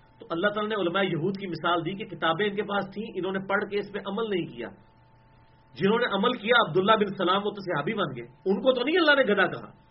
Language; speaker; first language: Urdu; non-native, local second language; Punjabi